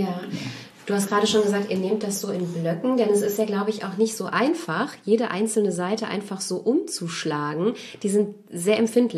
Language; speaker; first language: German; native; German